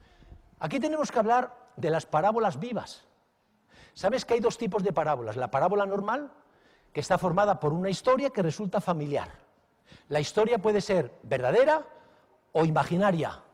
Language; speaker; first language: Spanish; native; Spanish